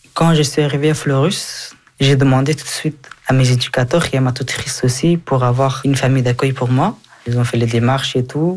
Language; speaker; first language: French; non-native, fluent; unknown